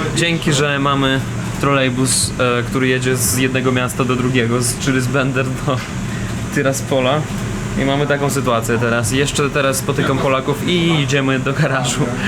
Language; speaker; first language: Polish; non-native, fluent; Russian